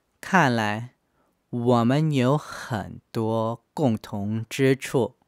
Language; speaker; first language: Chinese; non-native, fluent; Korean